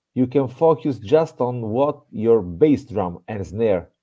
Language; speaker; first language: English; non-native, fluent; Italian